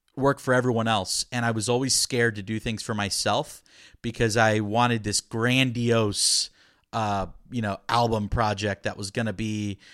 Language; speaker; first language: English; early bilingual, other home language; Spanish